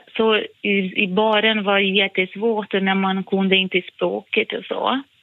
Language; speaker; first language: Swedish; non-native, fluent; Portuguese